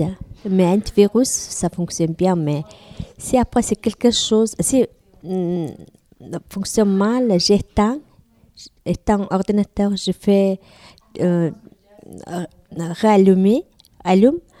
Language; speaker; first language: French; non-native, learner; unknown